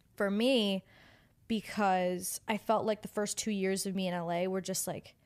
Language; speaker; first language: English; native; English